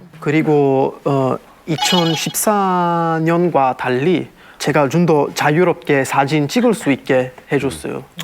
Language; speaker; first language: Korean; non-native, fluent; Italian